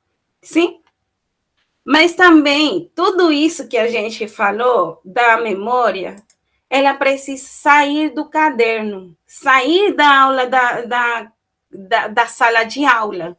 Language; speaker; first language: Portuguese; non-native, fluent; Spanish